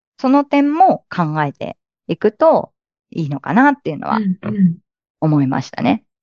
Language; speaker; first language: Japanese; native; Japanese